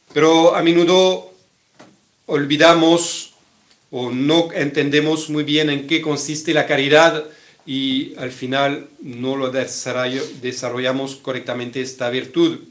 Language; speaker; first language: Spanish; non-native, fluent; French